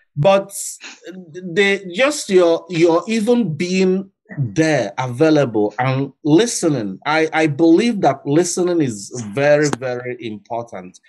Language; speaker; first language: English; non-native, local second language; Igbo